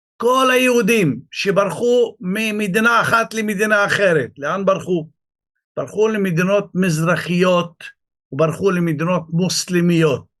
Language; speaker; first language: Hebrew; non-native, local second language; Arabic